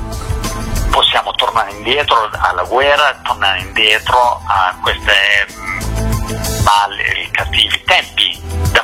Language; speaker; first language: Italian; non-native, fluent; English